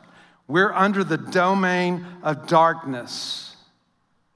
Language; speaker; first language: English; native; English